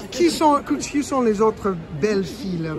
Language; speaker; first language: French; non-native, learner; English